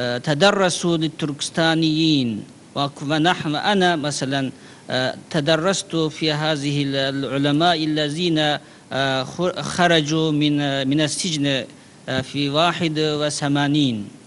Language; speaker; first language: Arabic; non-native, learner; Uyghur